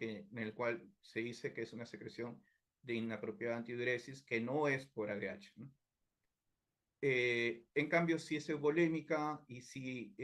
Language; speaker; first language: Spanish; native; Spanish